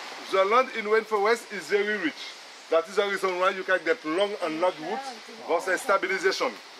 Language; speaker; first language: English; non-native, learner; French